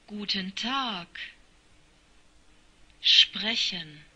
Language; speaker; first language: German; native; German